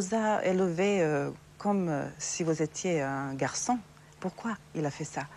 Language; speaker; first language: French; non-native, fluent; Serbian